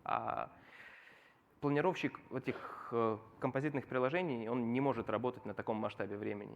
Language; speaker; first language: Russian; native; Russian